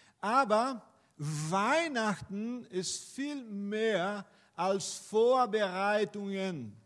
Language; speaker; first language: German; non-native, fluent; Portuguese